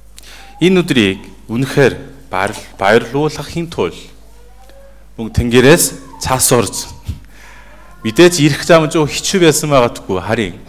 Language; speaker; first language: Mongolian; non-native, fluent; Korean